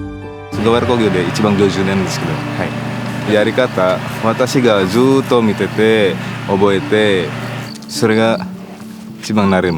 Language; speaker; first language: Japanese; non-native, learner; Indonesian